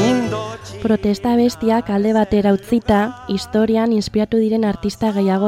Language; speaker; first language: Basque; native; Basque